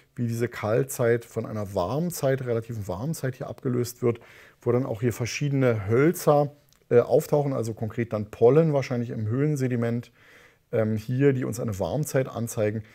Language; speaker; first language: German; native; German